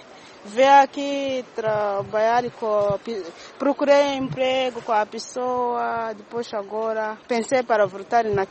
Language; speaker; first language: Portuguese; non-native, learner; Kinyarwanda